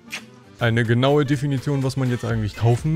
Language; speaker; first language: German; native; German